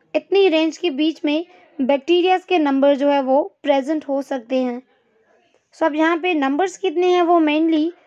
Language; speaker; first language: Hindi; non-native, local second language; Gujarati